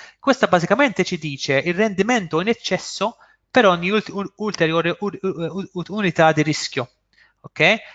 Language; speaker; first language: Italian; non-native, fluent; Maltese